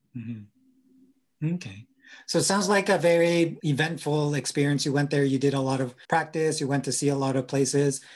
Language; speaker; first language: English; native; English